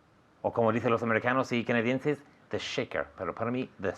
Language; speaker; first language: Spanish; non-native, fluent; English